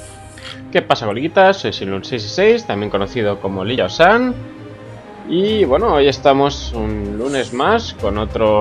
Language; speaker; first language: Spanish; native; Spanish